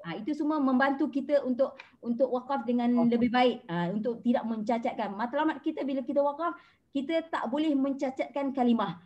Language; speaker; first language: Malay; native; Malay